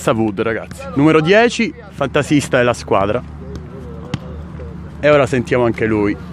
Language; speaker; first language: Italian; native; Italian